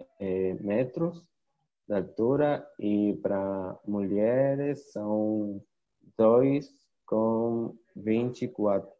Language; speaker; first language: Portuguese; non-native, learner; Spanish